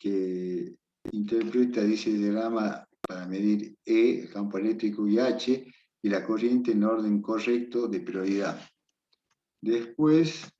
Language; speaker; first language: Spanish; native; Spanish